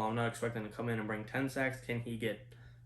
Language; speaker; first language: English; native; English